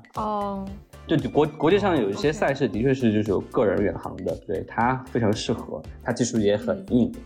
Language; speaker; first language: Chinese; native; Chinese